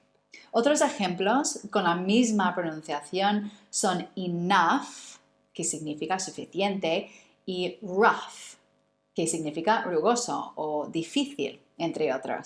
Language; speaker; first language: Spanish; non-native, fluent; English